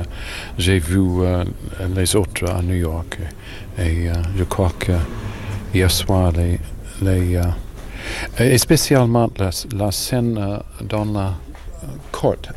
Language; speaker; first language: French; non-native, learner; English